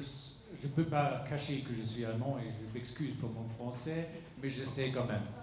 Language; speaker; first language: French; non-native, fluent; German